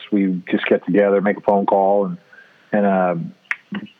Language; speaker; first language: English; native; English